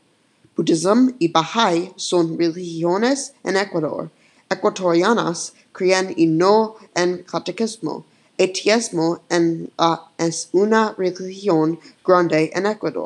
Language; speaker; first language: Spanish; non-native, learner; English